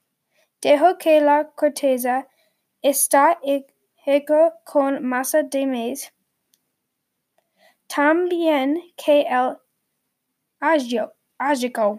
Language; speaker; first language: Spanish; non-native, learner; English